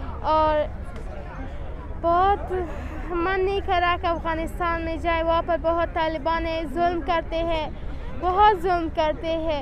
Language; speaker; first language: Hindi; non-native, learner; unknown